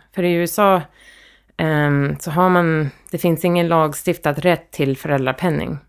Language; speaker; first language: Swedish; early bilingual, heritage; Swedish